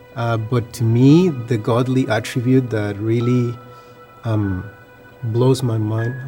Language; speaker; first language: English; non-native, fluent; Spanish